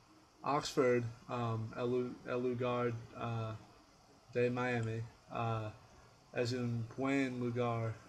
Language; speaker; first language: Spanish; non-native, learner; English